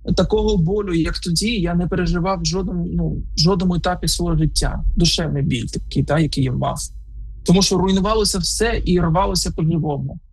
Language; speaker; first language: Ukrainian; native; Ukrainian